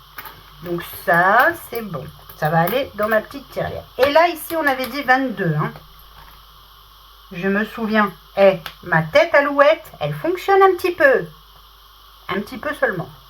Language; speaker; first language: French; native; French